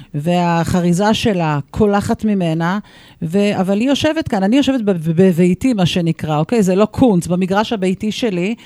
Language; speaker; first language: Hebrew; native; Hebrew